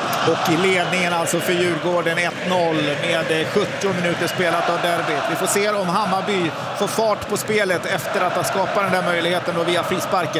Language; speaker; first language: Swedish; native; Swedish